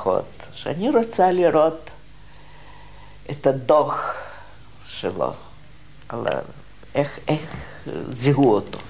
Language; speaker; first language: Hebrew; non-native, fluent; Russian